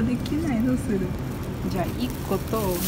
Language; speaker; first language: Japanese; non-native, learner; Portuguese